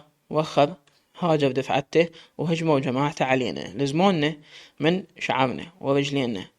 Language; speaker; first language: Arabic; native; Arabic